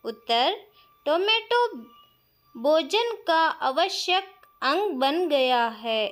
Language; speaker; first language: Hindi; non-native, local second language; Kannada